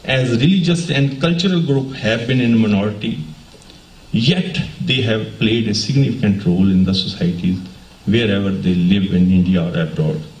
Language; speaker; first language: English; non-native, local second language; Punjabi